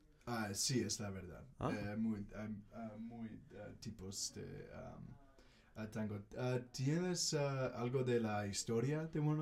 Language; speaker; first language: Spanish; non-native, learner; English